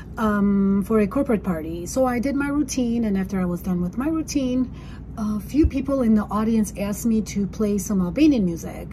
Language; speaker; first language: English; non-native, fluent; Albanian